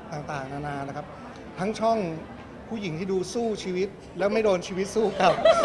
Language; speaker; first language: Thai; native; Thai